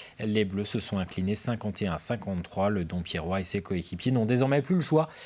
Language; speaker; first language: French; native; French